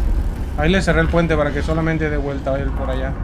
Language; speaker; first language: Spanish; native; Spanish